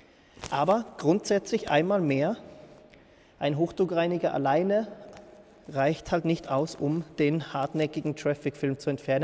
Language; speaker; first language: German; native; German